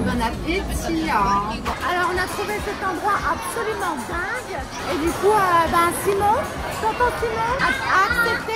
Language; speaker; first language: French; native; French